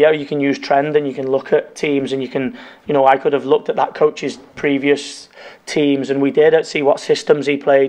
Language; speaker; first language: English; native; English